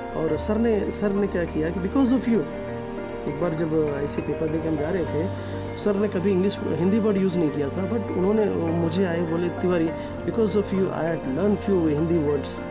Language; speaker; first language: Hindi; native; Hindi